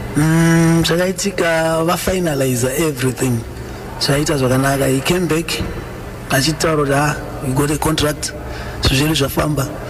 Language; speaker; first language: Shona; early bilingual, other home language; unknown